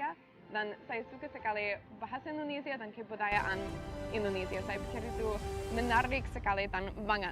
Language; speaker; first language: Indonesian; non-native, learner; English